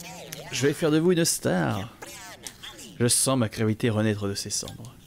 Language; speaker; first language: French; native; French